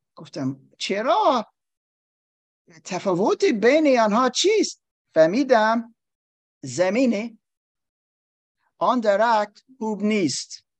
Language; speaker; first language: Persian; non-native, learner; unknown